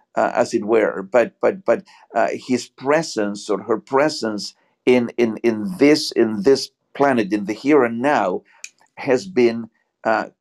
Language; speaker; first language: English; non-native, fluent; Spanish